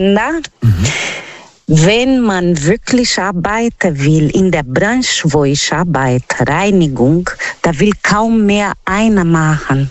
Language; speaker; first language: German; non-native, learner; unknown